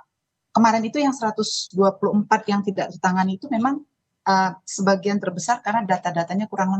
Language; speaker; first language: Indonesian; native; Indonesian